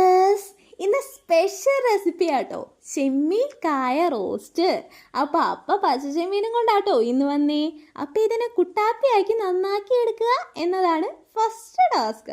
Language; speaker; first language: Malayalam; native; Malayalam